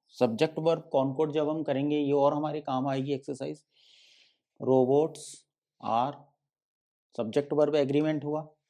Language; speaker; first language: Hindi; native; Hindi